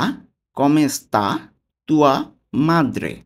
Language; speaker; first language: Italian; non-native, learner; Bangla